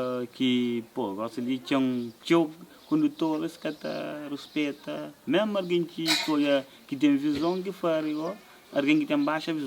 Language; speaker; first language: Portuguese; non-native, local second language; Kabuverdianu